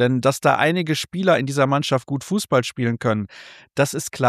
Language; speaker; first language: German; native; German